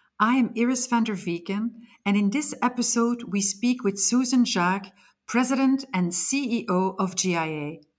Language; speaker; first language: English; non-native, fluent; Dutch